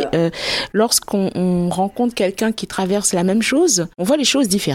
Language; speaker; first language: French; native; French